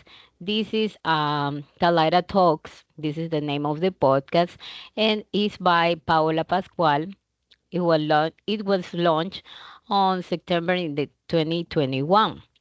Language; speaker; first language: English; non-native, fluent; Spanish